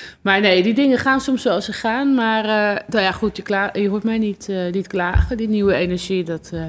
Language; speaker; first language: Dutch; native; Dutch